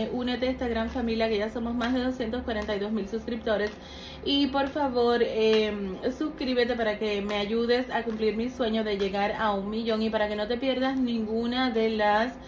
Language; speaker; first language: Spanish; native; Spanish